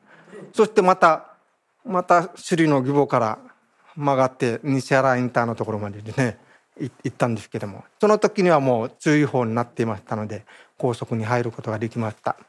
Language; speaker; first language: Japanese; native; Japanese